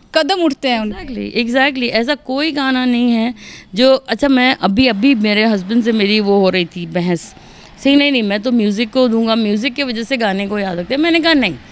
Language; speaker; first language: Hindi; native; Hindi